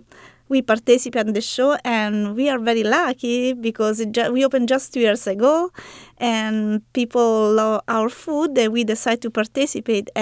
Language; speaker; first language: English; non-native, learner; Italian